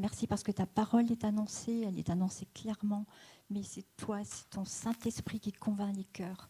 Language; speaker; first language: French; native; French